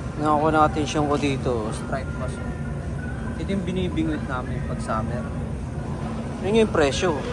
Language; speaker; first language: Filipino; native; Filipino